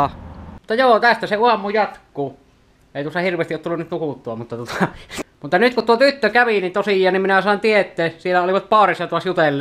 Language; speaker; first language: Finnish; native; Finnish